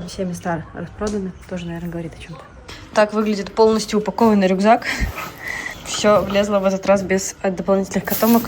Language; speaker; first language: Russian; native; Russian